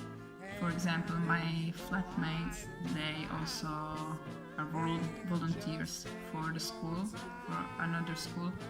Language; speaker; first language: English; non-native, fluent; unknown